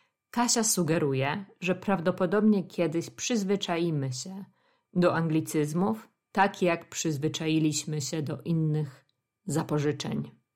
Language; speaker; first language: Polish; native; Polish